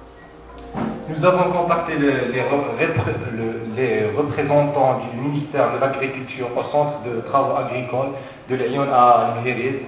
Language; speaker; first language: French; non-native, local second language; Arabic